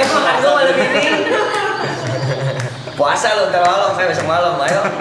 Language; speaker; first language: Indonesian; native; Indonesian